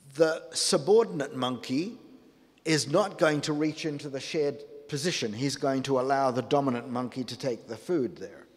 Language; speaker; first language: English; native; English